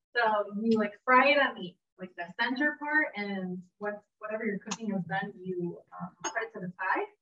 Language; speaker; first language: English; early bilingual, heritage; Spanish